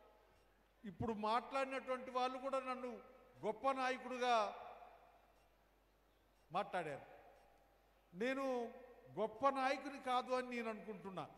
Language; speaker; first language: Telugu; native; Telugu